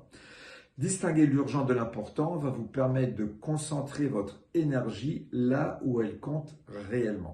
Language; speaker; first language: French; native; French